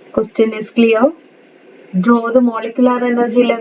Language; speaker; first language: English; non-native, local second language; Malayalam